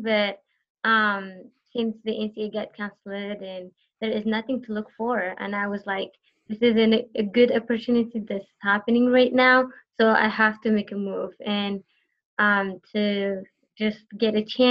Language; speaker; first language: English; non-native, fluent; Tigrinya